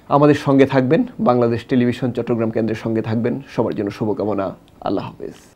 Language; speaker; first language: Bangla; native; Bangla